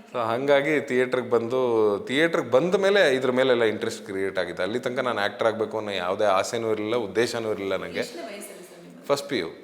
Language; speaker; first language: Kannada; native; Kannada